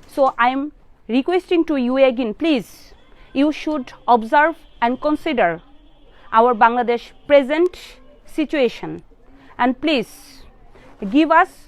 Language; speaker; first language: English; non-native, local second language; Bangla